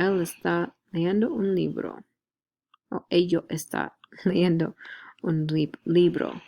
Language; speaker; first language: Spanish; non-native, learner; English